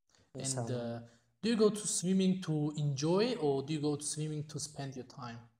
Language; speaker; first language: English; non-native, fluent; Tajik